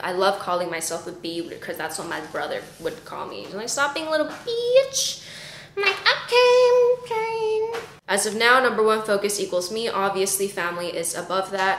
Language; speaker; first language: English; early bilingual, other home language; Chinese